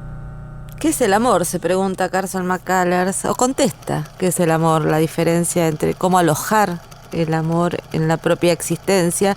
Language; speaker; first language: Spanish; native; Spanish